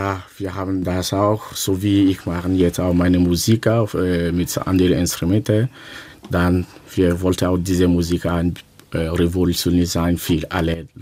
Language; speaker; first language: German; non-native, learner; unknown